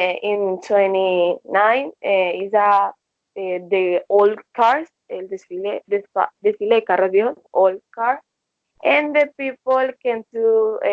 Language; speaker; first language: English; non-native, learner; Spanish